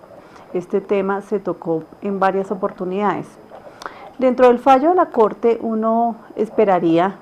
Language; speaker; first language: Spanish; native; Spanish